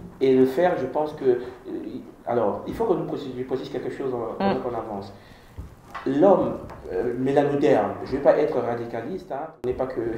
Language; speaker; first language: French; non-native, local second language; Kongo